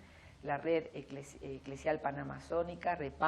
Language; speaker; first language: Spanish; native; Spanish